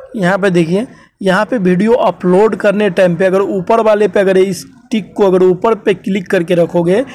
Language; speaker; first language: Hindi; native; Hindi